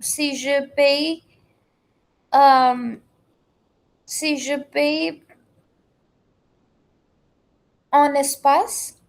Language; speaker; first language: French; non-native, learner; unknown